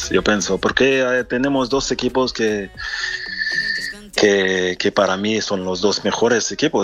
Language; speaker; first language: Spanish; non-native, fluent; French